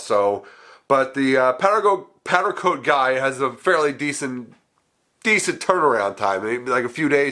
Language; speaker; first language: English; native; English